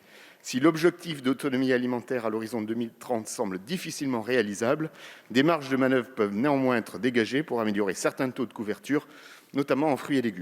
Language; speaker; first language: French; native; French